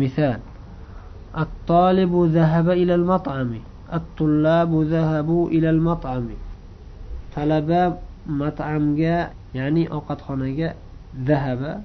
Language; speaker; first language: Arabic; non-native, fluent; Uzbek